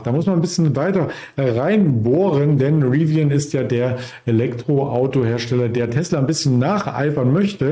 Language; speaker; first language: German; native; German